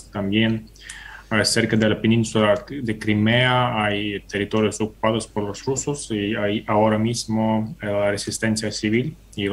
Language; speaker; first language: Spanish; non-native, fluent; Ukrainian